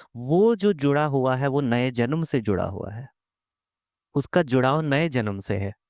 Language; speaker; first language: Hindi; native; Hindi